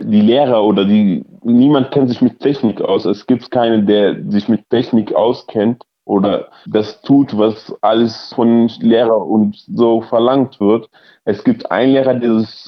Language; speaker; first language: German; early bilingual, other home language; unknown